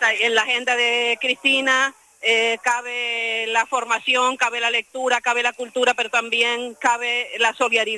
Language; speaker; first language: Spanish; native; Spanish